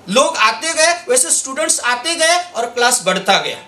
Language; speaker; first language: Hindi; non-native, local second language; Marathi